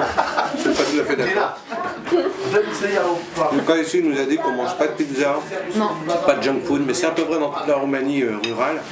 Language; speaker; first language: French; native; French